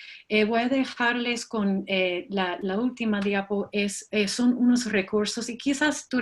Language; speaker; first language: Spanish; non-native, fluent; English